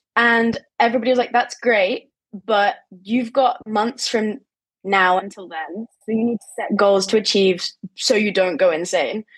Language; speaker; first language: English; native; English